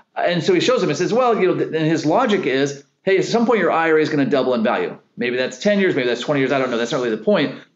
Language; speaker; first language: English; native; English